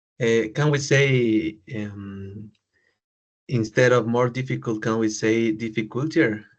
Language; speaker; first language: English; non-native, learner; Spanish